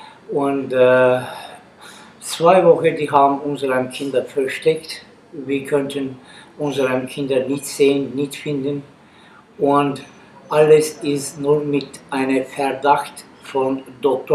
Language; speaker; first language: German; non-native, learner; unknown